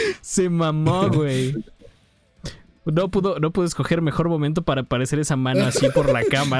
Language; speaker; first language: Spanish; native; Spanish